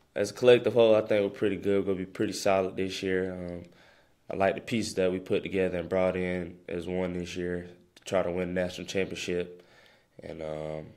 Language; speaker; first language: English; native; English